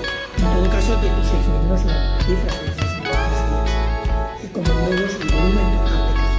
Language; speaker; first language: Spanish; native; Spanish